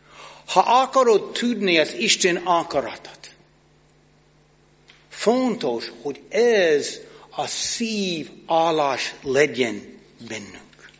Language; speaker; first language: Hungarian; non-native, fluent; English